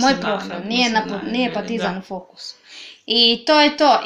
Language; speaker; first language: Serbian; non-native, learner; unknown